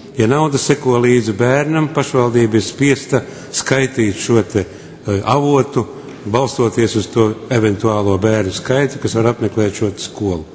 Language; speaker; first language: Latvian; non-native, local second language; Russian